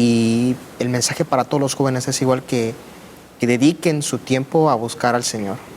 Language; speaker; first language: Spanish; native; Spanish